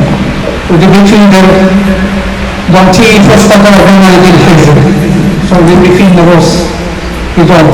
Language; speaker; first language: Swedish; non-native, fluent; Somali